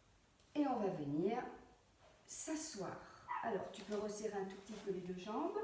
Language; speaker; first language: French; native; French